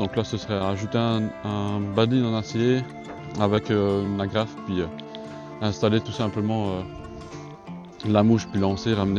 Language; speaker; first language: French; native; French